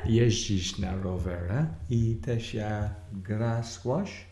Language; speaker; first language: Polish; non-native, learner; English